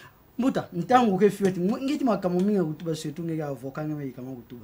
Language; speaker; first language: French; non-native, local second language; Kongo